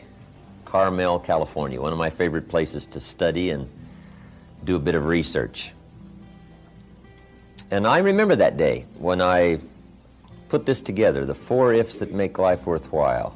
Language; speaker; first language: English; native; English